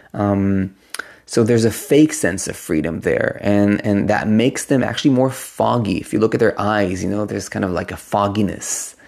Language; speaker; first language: English; non-native, fluent; Hebrew